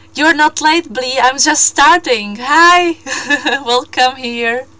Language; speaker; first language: English; non-native, fluent; Czech